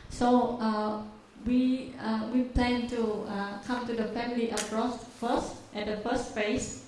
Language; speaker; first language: English; non-native, learner; Vietnamese